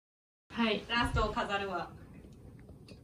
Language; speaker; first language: Japanese; native; Japanese